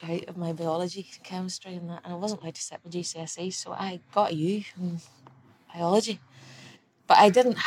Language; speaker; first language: English; native; English